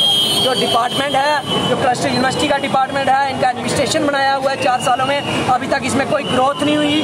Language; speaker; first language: Hindi; non-native, local second language; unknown